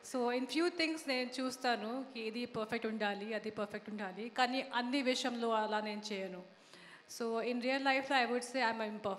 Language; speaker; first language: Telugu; non-native, learner; Hindi